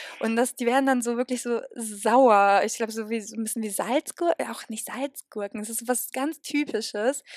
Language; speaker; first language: German; early bilingual, other home language; Polish